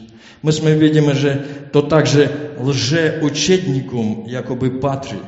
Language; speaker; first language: Czech; non-native, learner; Ukrainian